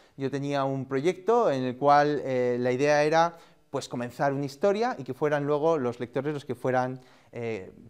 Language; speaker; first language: Spanish; native; Spanish